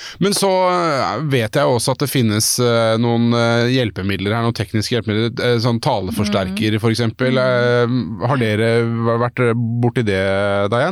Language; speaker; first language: Norwegian; native; Norwegian